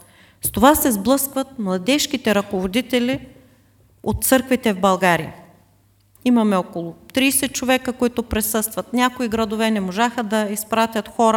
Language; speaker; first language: Bulgarian; native; Bulgarian